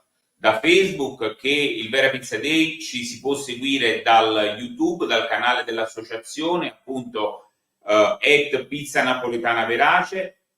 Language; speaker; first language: Italian; native; Italian